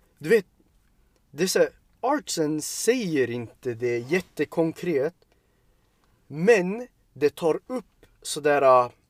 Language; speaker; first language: Swedish; early bilingual, other home language; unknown